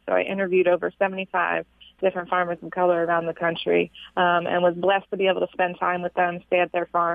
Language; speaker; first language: English; native; English